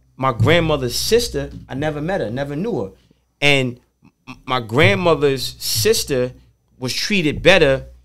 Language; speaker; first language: English; native; English